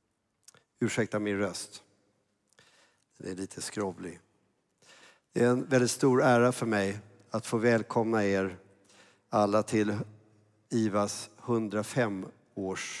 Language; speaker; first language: Swedish; native; Swedish